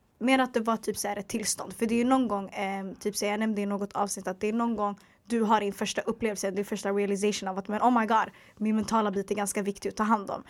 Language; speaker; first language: Swedish; early bilingual, other home language; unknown